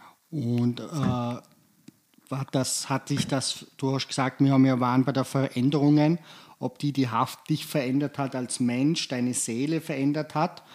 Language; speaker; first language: German; native; German